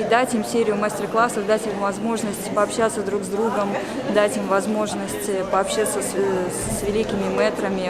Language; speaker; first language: Russian; native; Russian